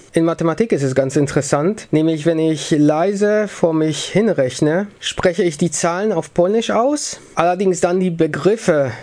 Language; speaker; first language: German; early bilingual, other home language; Polish